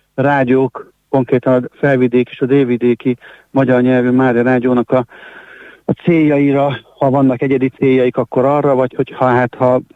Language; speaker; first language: Hungarian; native; Hungarian